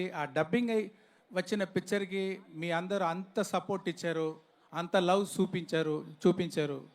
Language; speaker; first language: Telugu; non-native, learner; Tamil